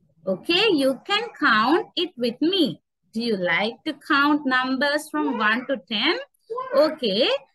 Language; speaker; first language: English; non-native, local second language; Sinhala